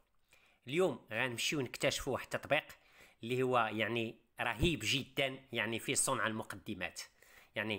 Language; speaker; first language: Arabic; native; Arabic